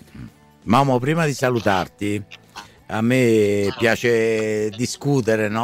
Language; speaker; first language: Italian; native; Italian